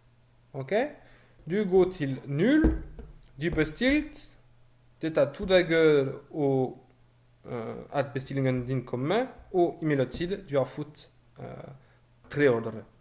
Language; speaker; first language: Norwegian; non-native, fluent; French